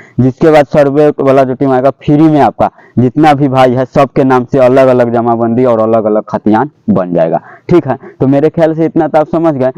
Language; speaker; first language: Hindi; native; Hindi